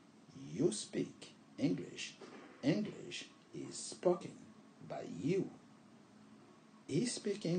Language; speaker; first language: English; non-native, fluent; French